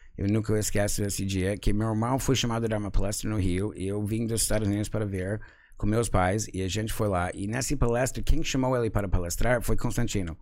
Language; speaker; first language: Portuguese; non-native, fluent; English